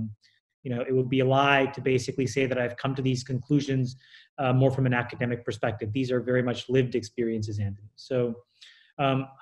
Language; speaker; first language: English; native; English